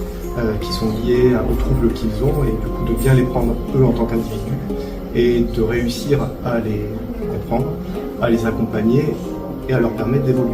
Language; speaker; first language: French; native; French